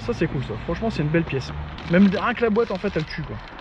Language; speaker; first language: French; native; French